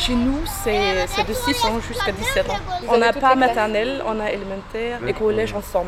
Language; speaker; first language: French; non-native, fluent; Danish